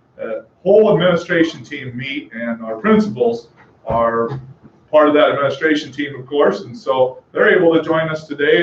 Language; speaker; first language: English; native; English